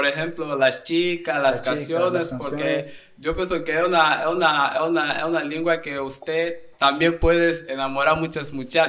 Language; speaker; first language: Spanish; non-native, learner; Portuguese